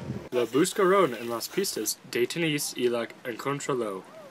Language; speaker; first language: Spanish; non-native, learner; English